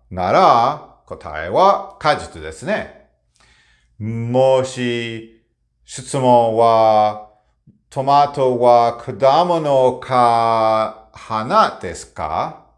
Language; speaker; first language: Japanese; non-native, learner; English